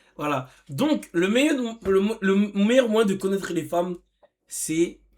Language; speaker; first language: French; native; French